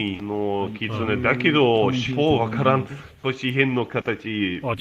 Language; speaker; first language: Japanese; non-native, learner; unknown